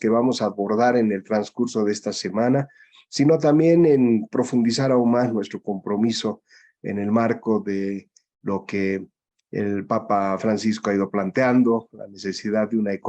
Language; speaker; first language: Spanish; native; Spanish